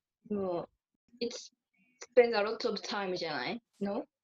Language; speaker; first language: English; non-native, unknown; Japanese